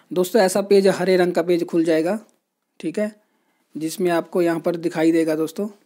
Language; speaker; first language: Hindi; native; Hindi